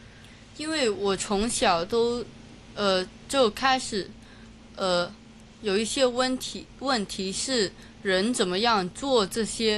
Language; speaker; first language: Chinese; non-native, local second language; Cantonese